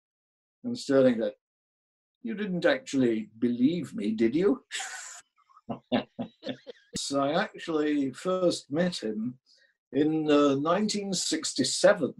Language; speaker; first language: English; native; English